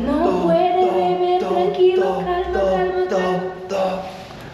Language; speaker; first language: Spanish; non-native, learner; Portuguese